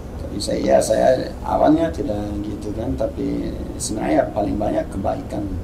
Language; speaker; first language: Indonesian; non-native, fluent; Swedish